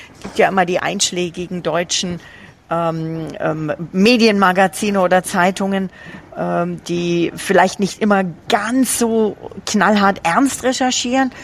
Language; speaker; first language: German; native; German